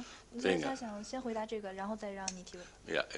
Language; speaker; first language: Spanish; non-native, fluent; Chinese